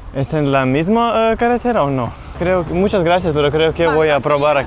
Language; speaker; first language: Spanish; non-native, learner; Lithuanian